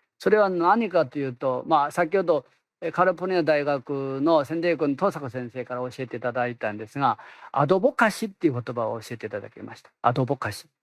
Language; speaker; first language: Japanese; non-native, fluent; Korean